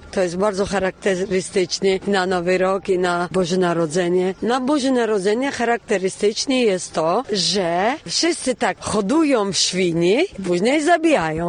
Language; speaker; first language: Polish; non-native, fluent; Georgian